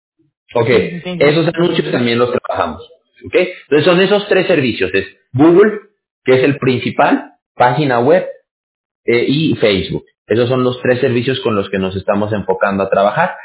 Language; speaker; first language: Spanish; native; Spanish